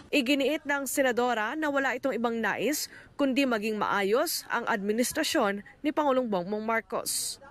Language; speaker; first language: Filipino; native; Filipino